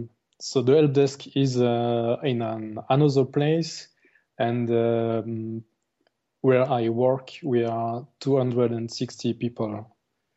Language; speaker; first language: English; non-native, learner; German